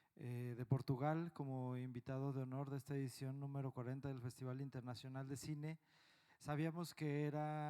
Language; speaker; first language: Spanish; native; Spanish